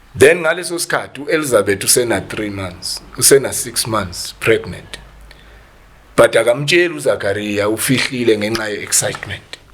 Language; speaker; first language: Zulu; native; Zulu